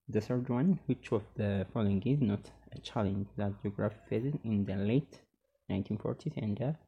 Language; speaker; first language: English; non-native, local second language; Amharic